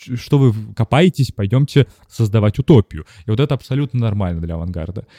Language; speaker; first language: Russian; native; Russian